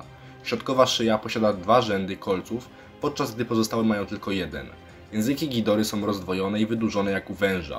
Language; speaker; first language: Polish; native; Polish